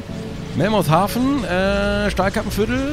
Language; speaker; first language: German; native; German